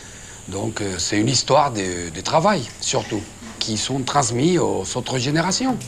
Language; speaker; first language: French; non-native, fluent; Spanish